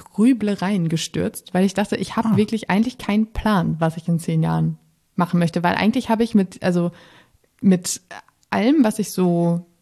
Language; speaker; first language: German; native; German